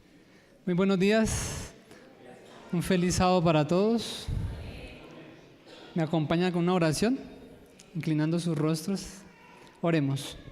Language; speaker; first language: Spanish; native; Spanish